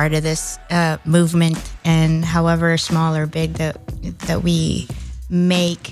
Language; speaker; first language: English; native; English